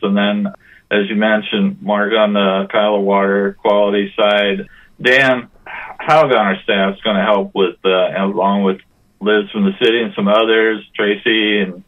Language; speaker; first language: English; native; English